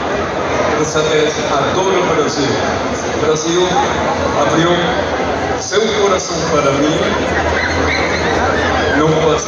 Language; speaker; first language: Portuguese; non-native, learner; Spanish